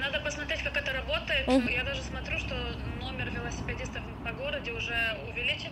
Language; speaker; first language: Russian; non-native, local second language; Romanian